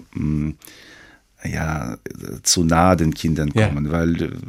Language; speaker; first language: German; non-native, fluent; Ukrainian